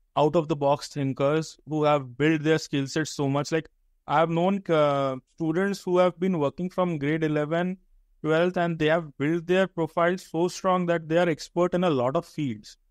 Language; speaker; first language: English; non-native, local second language; Hindi